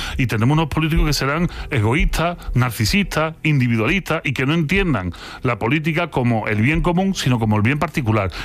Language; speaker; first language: Spanish; native; Spanish